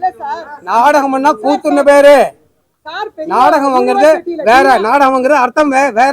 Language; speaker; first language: Tamil; native; Tamil